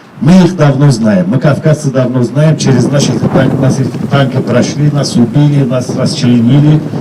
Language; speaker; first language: Russian; non-native, local second language; Chechen